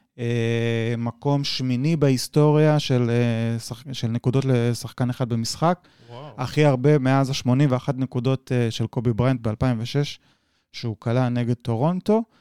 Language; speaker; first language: Hebrew; early bilingual, other home language; Spanish